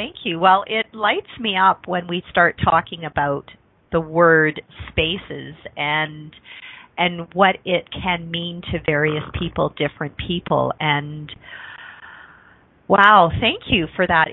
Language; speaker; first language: English; native; English